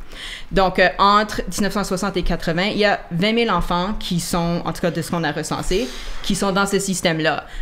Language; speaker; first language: French; native; French